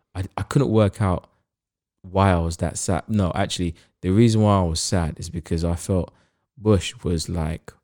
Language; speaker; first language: English; native; English